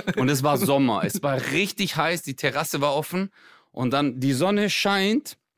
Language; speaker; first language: German; early bilingual, other home language; Turkish